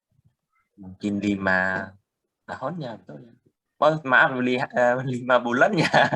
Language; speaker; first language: Indonesian; non-native, learner; Khmer